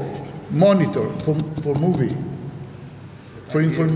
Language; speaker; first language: English; non-native, learner; Arabic